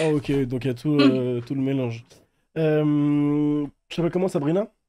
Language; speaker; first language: French; native; French